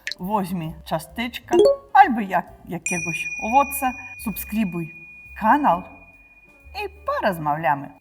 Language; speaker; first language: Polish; non-native, learner; Russian